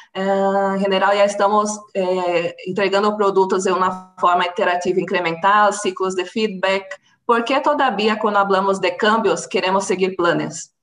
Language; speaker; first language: Spanish; non-native, fluent; Portuguese